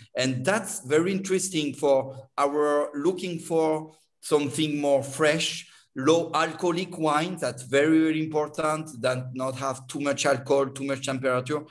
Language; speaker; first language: English; non-native, learner; French